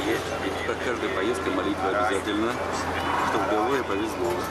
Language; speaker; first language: Russian; native; Russian